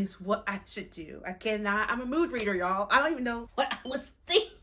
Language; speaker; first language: English; native; English